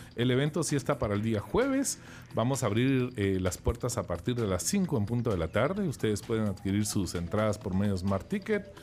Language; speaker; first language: Spanish; native; Spanish